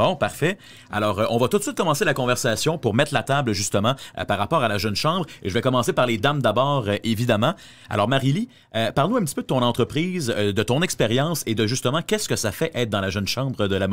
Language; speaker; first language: French; native; French